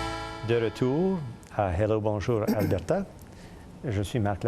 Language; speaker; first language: French; native; French